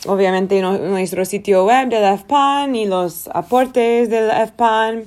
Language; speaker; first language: Spanish; non-native, learner; Portuguese